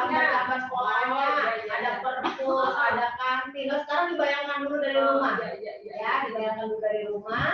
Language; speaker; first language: Indonesian; native; Indonesian